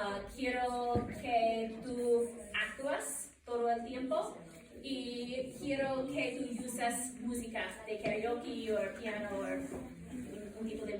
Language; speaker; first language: Spanish; non-native, learner; English